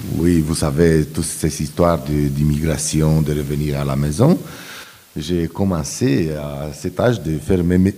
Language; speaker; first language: French; non-native, fluent; Romanian